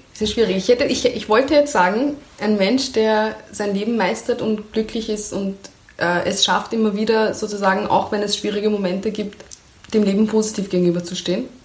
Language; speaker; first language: German; early bilingual, other home language; Persian